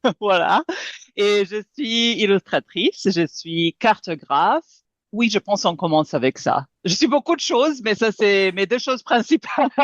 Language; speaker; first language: French; non-native, fluent; Serbian